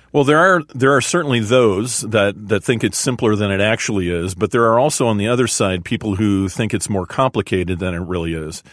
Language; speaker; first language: English; native; English